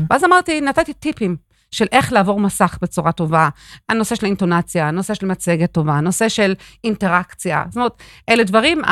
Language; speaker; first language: Hebrew; non-native, fluent; English